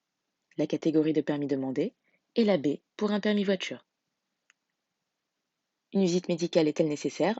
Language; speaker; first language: French; native; French